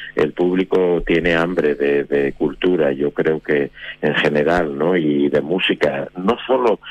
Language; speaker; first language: Spanish; native; Spanish